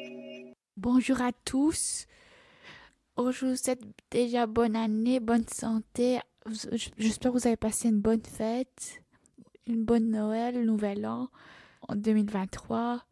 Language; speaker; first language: French; early bilingual, other home language; Turkish